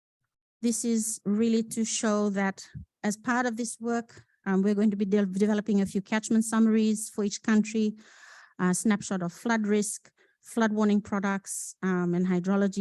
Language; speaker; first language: English; non-native, local second language; Fijian